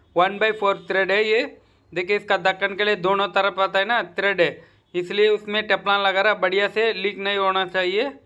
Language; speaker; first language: Hindi; non-native, local second language; Tamil